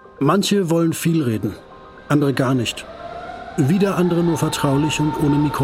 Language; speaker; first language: German; native; German